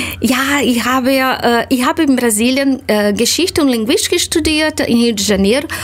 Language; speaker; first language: German; non-native, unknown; Portuguese